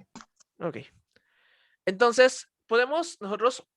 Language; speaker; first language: Spanish; native; Spanish